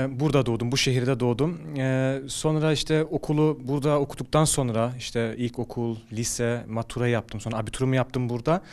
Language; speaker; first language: Turkish; early bilingual, heritage; Turkish